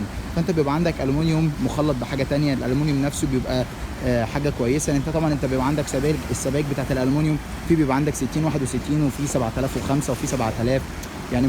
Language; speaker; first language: Arabic; native; Arabic